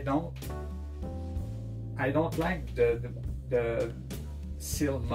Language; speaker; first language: English; non-native, learner; French